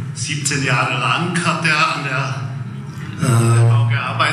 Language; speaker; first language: German; non-native, fluent; Czech